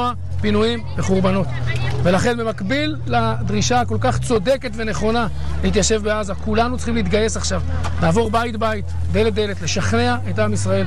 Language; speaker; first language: Hebrew; native; Hebrew